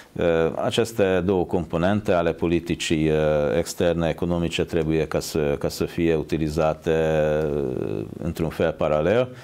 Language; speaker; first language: Romanian; non-native, fluent; Hungarian